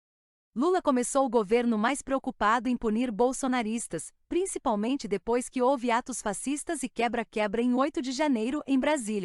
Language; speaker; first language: Portuguese; native; Portuguese